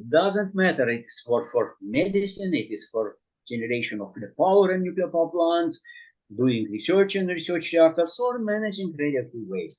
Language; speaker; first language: English; non-native, fluent; Russian